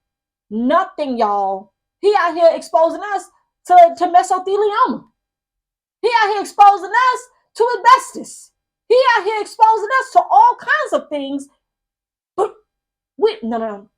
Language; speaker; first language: English; native; English